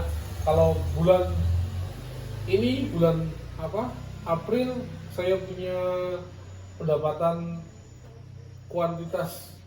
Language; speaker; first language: Indonesian; native; Indonesian